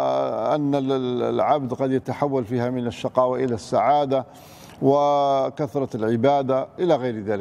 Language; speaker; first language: Arabic; native; Arabic